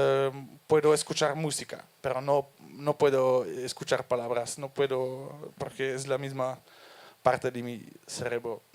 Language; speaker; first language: Spanish; non-native, fluent; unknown